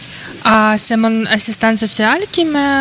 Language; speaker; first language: French; non-native, learner; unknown